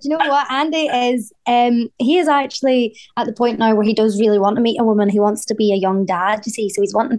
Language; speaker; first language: English; native; English